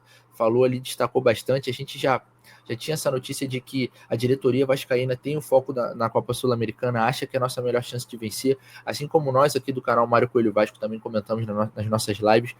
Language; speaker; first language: Portuguese; native; Portuguese